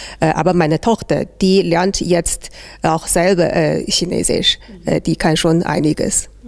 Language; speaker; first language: German; non-native, fluent; Chinese